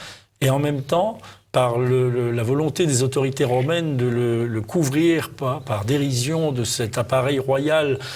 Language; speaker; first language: French; native; French